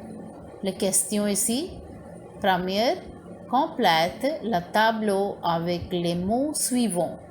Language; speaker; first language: French; non-native, learner; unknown